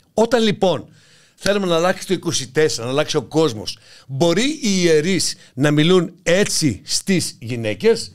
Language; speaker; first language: Greek; native; Greek